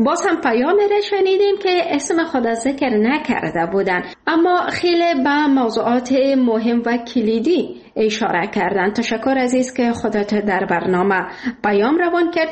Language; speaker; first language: Persian; native; Persian